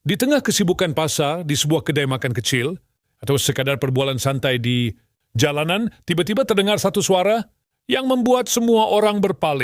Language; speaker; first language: Malay; native; Malay